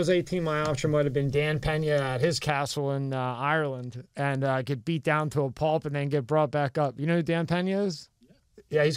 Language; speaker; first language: English; native; English